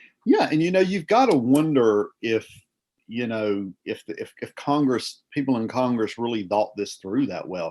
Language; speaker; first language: English; native; English